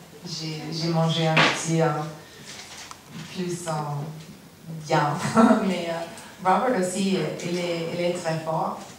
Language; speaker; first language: French; non-native, learner; English